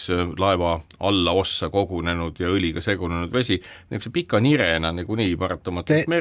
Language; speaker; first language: Estonian; native; Estonian